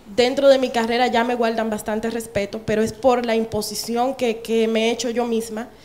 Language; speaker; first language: Spanish; native; Spanish